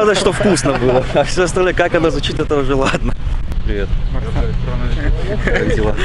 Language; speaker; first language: Russian; native; Russian